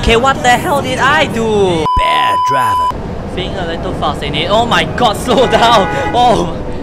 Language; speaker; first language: English; native; English